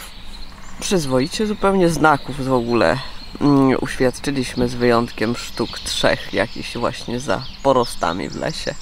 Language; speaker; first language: Polish; native; Polish